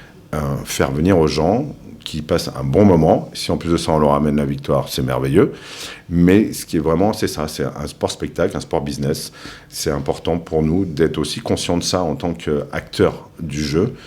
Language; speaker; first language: French; native; French